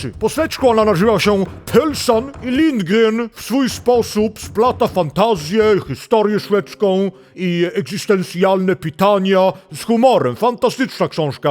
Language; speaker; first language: Polish; non-native, learner; Swedish